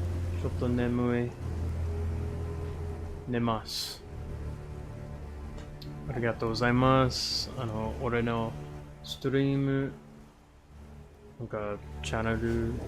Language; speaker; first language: Japanese; non-native, learner; English